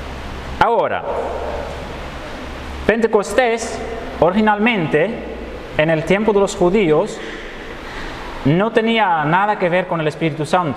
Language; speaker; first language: Spanish; non-native, fluent; Dutch